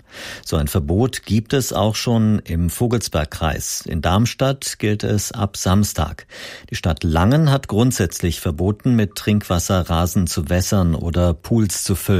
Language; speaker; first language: German; native; German